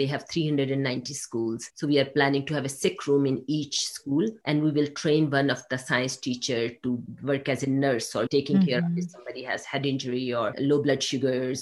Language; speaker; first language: English; non-native, local second language; Urdu